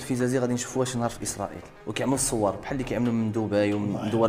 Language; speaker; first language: Arabic; native; Arabic